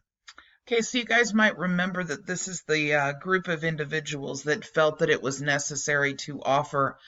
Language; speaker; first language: English; native; English